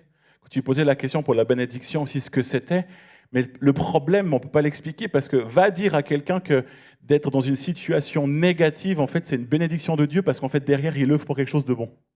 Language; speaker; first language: French; native; French